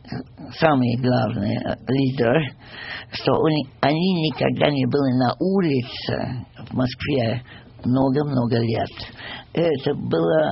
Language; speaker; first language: Russian; non-native, fluent; English